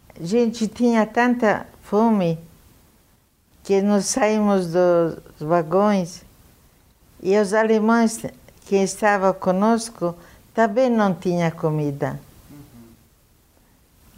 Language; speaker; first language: Portuguese; non-native, fluent; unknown